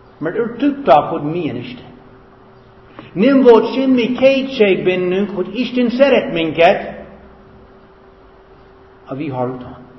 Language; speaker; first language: Hungarian; non-native, fluent; English